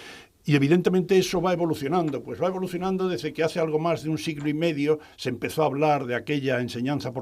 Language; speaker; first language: Spanish; native; Spanish